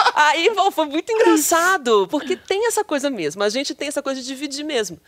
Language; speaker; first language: Portuguese; native; Portuguese